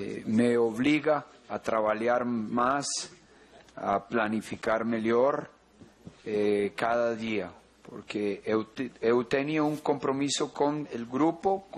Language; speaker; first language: Portuguese; non-native, learner; Spanish